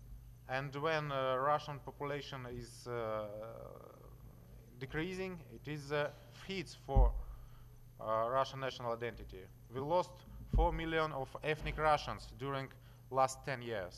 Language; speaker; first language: English; non-native, learner; Russian